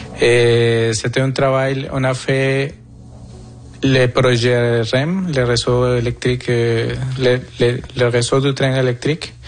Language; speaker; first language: French; non-native, fluent; Spanish